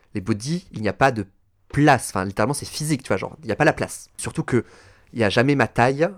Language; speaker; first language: French; native; French